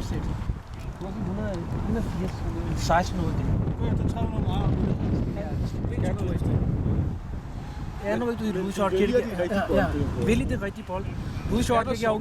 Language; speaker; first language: Danish; early bilingual, other home language; Punjabi